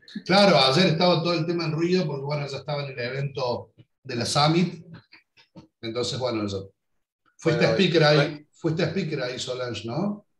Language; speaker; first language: Spanish; native; Spanish